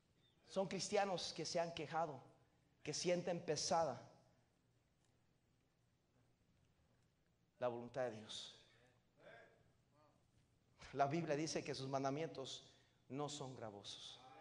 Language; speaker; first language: Spanish; native; Spanish